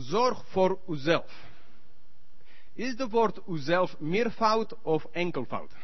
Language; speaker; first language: Dutch; non-native, learner; English